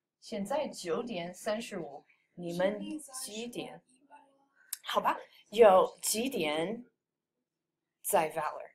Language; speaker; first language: Chinese; non-native, fluent; English